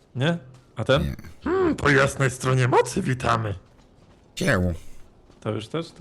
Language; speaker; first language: Polish; native; Polish